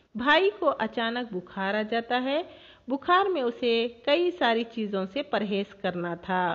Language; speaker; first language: Hindi; non-native, local second language; Kannada